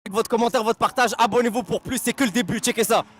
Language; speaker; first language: French; native; French